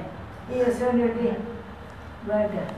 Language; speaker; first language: Italian; non-native, learner; Albanian